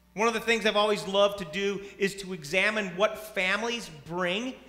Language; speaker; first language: English; native; English